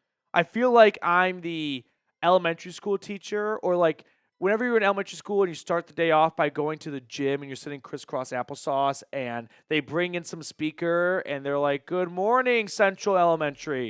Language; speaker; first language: English; native; English